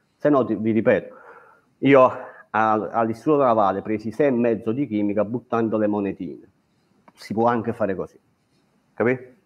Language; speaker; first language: Italian; native; Italian